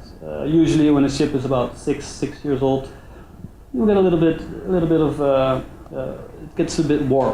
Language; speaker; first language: English; non-native, fluent; Dutch